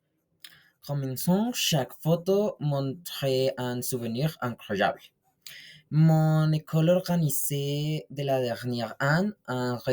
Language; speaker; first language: French; non-native, learner; Spanish